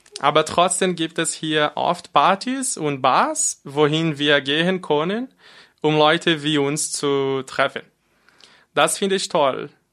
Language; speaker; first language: German; non-native, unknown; Portuguese